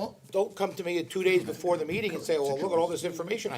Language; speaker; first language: English; native; English